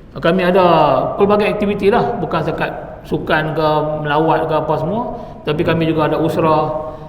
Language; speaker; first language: Malay; non-native, local second language; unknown